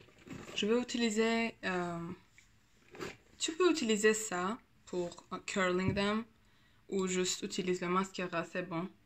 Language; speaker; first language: French; non-native, learner; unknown